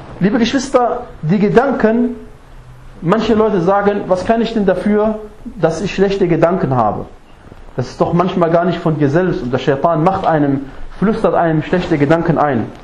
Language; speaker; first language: German; non-native, fluent; Arabic